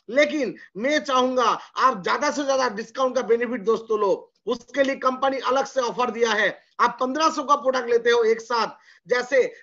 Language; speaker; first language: Hindi; non-native, local second language; Bangla